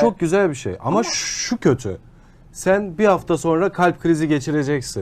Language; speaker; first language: Turkish; native; Turkish